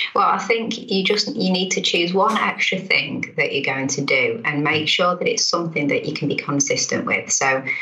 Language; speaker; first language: English; native; English